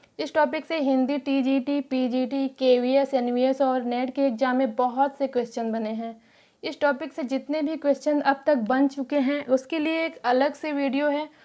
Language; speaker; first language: Hindi; native; Hindi